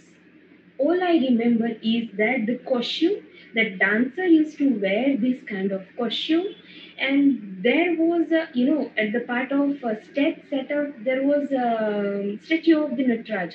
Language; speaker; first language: English; non-native, local second language; Gujarati